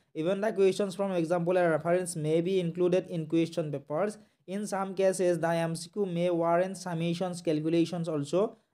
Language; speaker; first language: English; non-native, local second language; Assamese